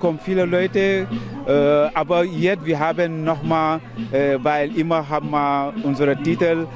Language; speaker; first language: German; non-native, learner; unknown